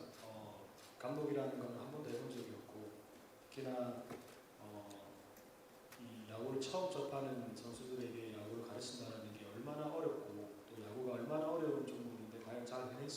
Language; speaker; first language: Korean; native; Korean